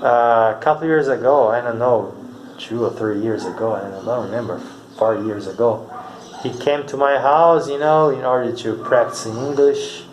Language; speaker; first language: English; non-native, fluent; Portuguese